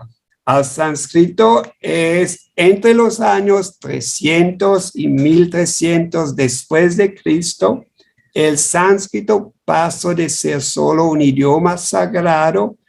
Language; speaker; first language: Spanish; non-native, fluent; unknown